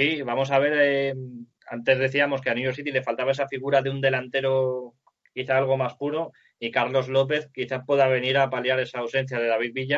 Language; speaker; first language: Spanish; native; Spanish